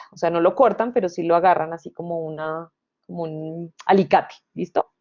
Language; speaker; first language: Spanish; native; Spanish